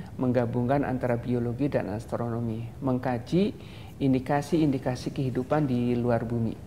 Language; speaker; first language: Indonesian; native; Indonesian